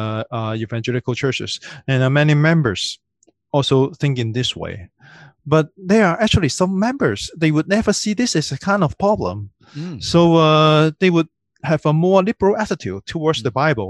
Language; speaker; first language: English; non-native, local second language; Cantonese